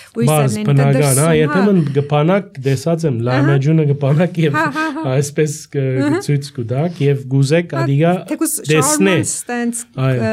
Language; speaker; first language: Armenian; early bilingual, heritage; Armenian